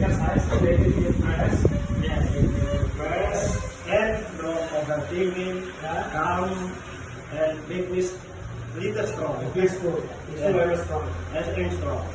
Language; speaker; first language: English; non-native, learner; Tetum